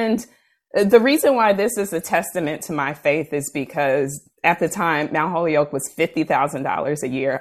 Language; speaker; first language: English; native; English